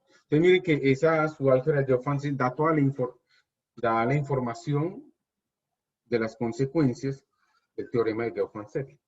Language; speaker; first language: Spanish; native; Spanish